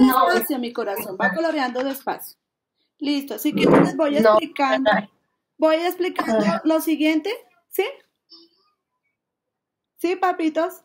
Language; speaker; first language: Spanish; native; Spanish